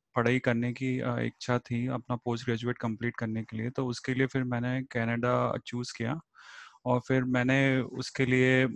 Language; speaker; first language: Hindi; native; Hindi